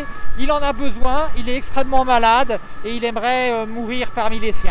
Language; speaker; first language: French; native; French